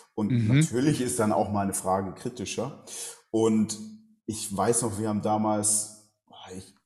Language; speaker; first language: German; native; German